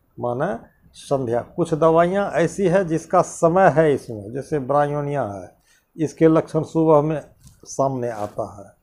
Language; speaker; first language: Hindi; native; Hindi